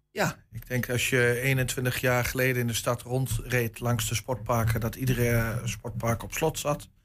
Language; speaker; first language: Dutch; native; Dutch